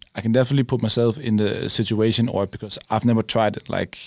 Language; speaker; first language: English; non-native, fluent; Danish